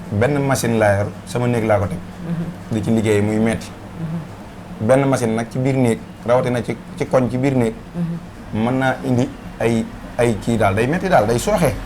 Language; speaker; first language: Wolof; native; Wolof